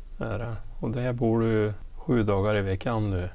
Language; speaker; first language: Swedish; native; Swedish